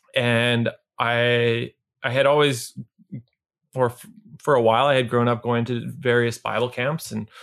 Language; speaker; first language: English; native; English